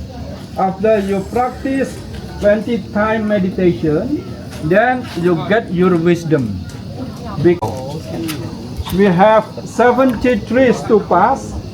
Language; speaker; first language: English; non-native, learner; Indonesian